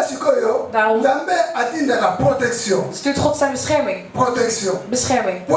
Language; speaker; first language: Dutch; non-native, fluent; Lingala